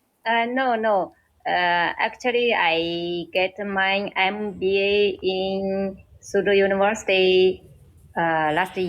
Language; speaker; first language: English; non-native, learner; Chinese